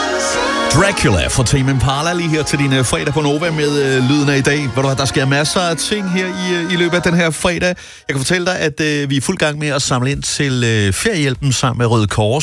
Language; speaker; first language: Danish; native; Danish